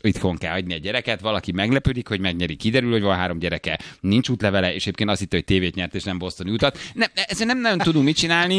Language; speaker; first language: Hungarian; native; Hungarian